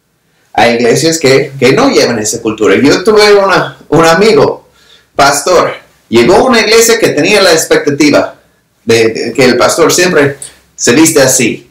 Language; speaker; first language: Spanish; non-native, fluent; English